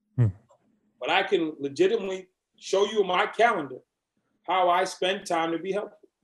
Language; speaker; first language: English; native; English